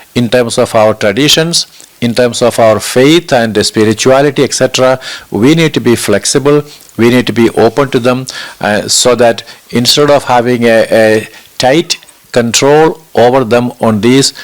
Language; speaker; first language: English; non-native, local second language; Malayalam